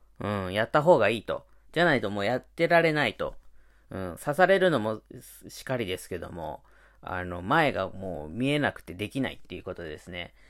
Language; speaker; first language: Japanese; native; Japanese